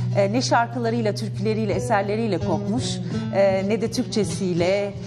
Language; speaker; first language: Turkish; native; Turkish